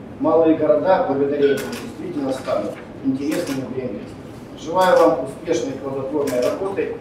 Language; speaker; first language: Russian; native; Russian